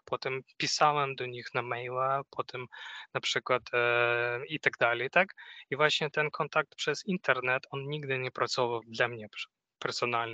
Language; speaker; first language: Polish; non-native, fluent; Ukrainian